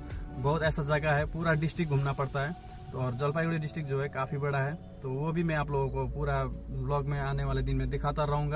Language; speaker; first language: Hindi; non-native, local second language; Nepali